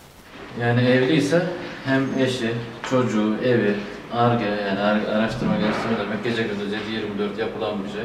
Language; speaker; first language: Turkish; native; Turkish